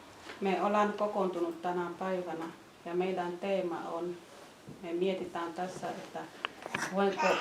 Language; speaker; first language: Finnish; non-native, fluent; Swahili